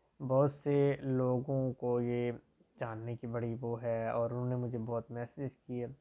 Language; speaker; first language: Urdu; non-native, local second language; Saraiki